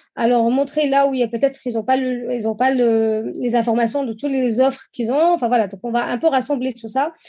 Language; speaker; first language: French; non-native, local second language; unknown